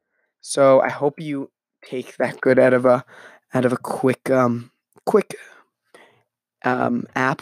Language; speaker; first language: English; native; English